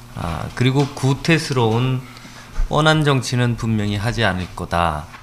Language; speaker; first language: Korean; native; Korean